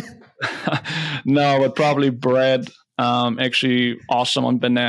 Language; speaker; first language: English; non-native, fluent; German